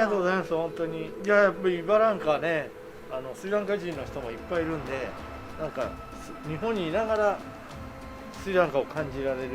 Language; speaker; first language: Japanese; native; Japanese